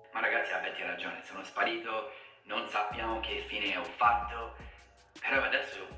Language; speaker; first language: Italian; non-native, fluent; English